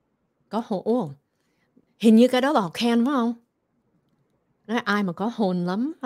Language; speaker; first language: Vietnamese; early bilingual, other home language; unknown